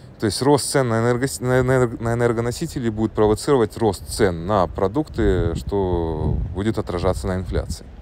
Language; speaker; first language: Russian; native; Russian